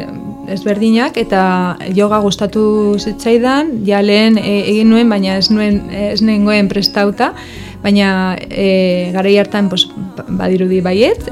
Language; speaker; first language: Basque; non-native, local second language; Spanish